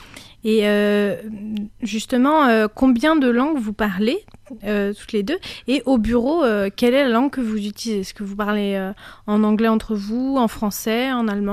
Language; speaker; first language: French; native; French